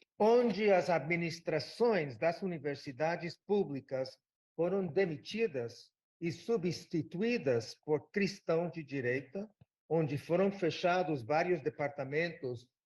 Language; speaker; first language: Portuguese; non-native, fluent; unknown